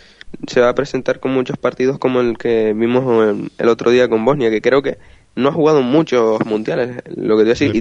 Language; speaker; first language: Spanish; native; Spanish